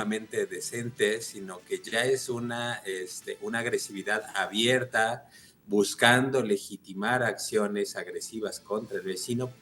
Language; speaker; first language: Spanish; native; Spanish